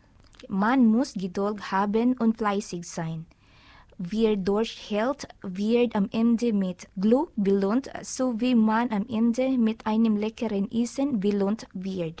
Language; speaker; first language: German; non-native, learner; Filipino